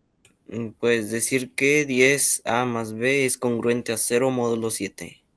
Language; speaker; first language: Spanish; native; Spanish